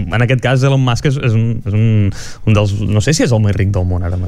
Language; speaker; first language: Catalan; native; Catalan